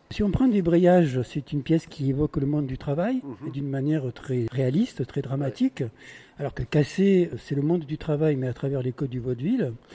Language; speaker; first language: French; native; French